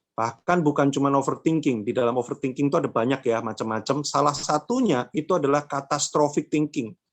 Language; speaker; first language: Indonesian; native; Indonesian